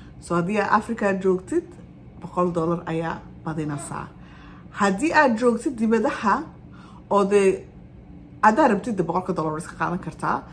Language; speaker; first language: Somali; early bilingual, heritage; Somali